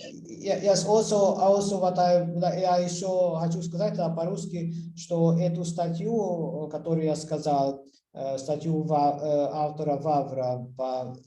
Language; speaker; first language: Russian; non-native, fluent; Hungarian